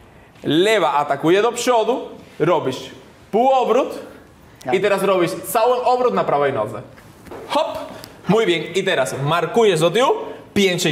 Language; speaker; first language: Polish; non-native, learner; Spanish